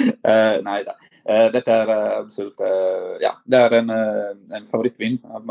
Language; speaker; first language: Norwegian; non-native, fluent; Italian